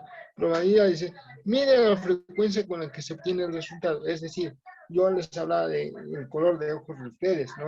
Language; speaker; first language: Spanish; native; Spanish